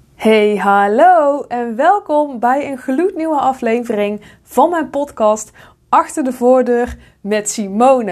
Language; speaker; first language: Dutch; native; Dutch